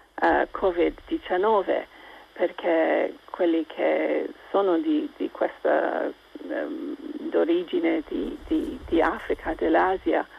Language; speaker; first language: Italian; non-native, local second language; English